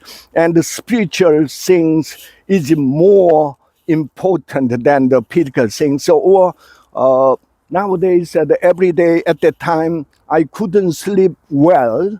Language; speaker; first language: English; non-native, fluent; Korean